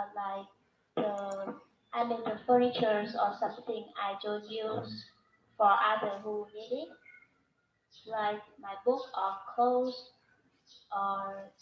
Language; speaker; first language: English; non-native, learner; Vietnamese